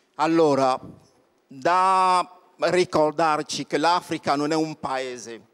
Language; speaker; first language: Italian; non-native, fluent; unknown